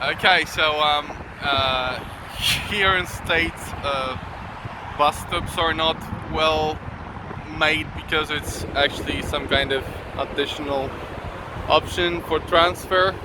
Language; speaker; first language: English; non-native, fluent; Polish